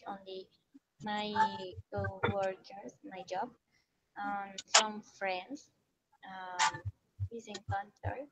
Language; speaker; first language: English; non-native, learner; Spanish